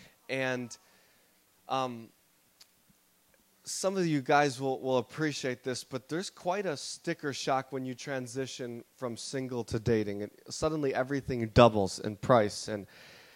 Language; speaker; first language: English; native; English